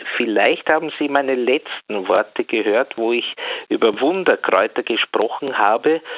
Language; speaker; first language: German; native; German